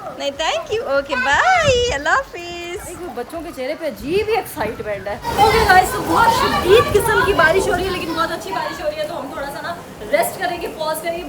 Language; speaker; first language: Urdu; non-native, local second language; Punjabi